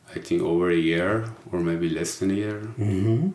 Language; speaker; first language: English; non-native, fluent; Persian